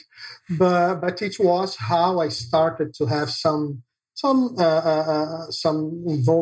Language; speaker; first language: English; non-native, fluent; Portuguese